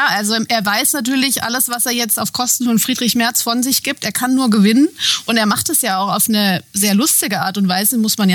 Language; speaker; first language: German; native; German